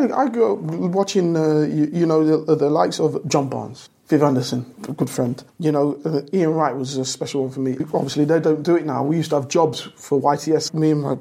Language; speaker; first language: English; native; English